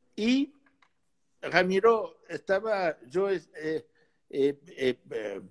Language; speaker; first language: Spanish; non-native, fluent; French